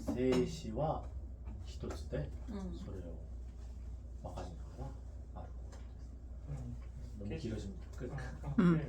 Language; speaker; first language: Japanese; non-native, learner; Korean